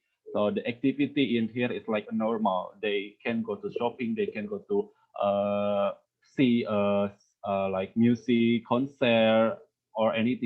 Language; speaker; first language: English; non-native, learner; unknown